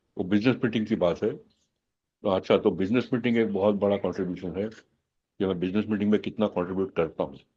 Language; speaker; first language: Hindi; non-native, local second language; Gujarati